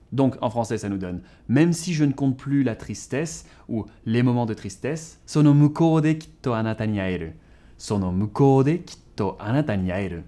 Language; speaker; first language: French; native; French